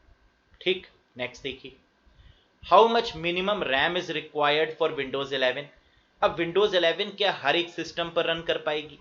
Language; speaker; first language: Hindi; native; Hindi